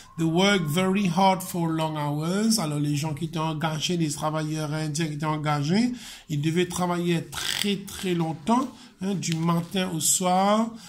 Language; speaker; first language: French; non-native, local second language; Morisyen